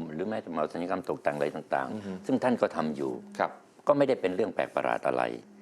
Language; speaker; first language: Thai; native; Thai